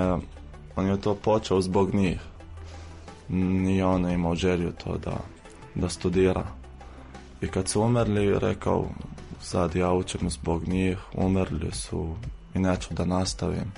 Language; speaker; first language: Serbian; non-native, fluent; Arabic